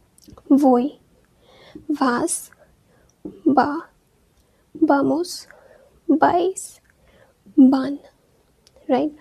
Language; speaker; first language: Spanish; non-native, fluent; Hindi